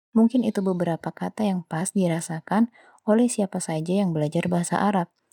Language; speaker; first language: Indonesian; non-native, local second language; Javanese